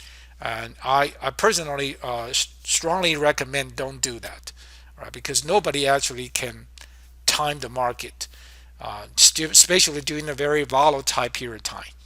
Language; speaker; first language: English; non-native, fluent; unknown